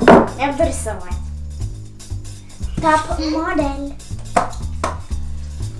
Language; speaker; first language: Russian; native; Russian